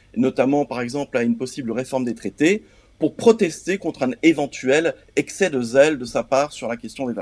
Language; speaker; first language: French; native; French